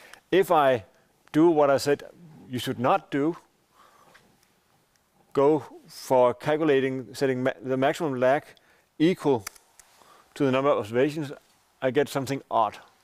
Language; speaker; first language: English; non-native, fluent; Danish